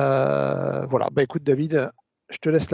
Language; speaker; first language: French; native; French